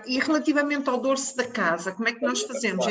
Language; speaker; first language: Portuguese; native; Portuguese